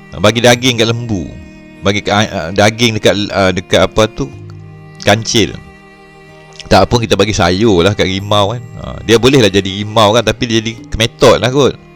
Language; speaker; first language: Malay; native; Malay